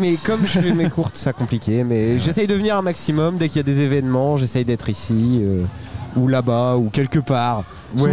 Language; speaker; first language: French; native; French